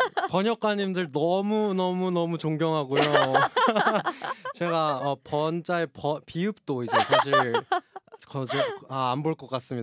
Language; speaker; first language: Korean; native; Korean